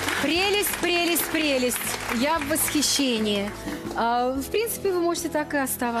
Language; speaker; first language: Russian; native; Russian